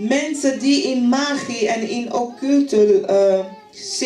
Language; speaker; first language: Dutch; non-native, fluent; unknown